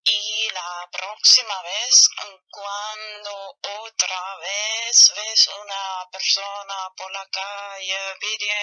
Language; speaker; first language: Spanish; non-native, fluent; German